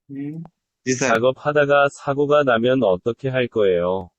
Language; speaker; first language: Korean; non-native, learner; Bangla